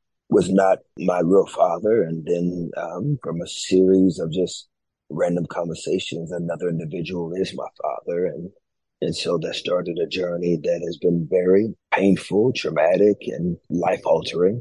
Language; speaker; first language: English; native; English